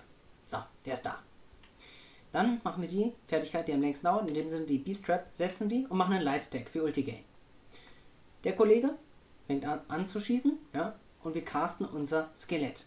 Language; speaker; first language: German; native; German